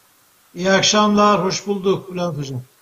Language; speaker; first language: Turkish; native; Turkish